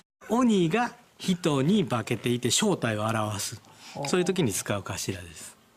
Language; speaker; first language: Japanese; native; Japanese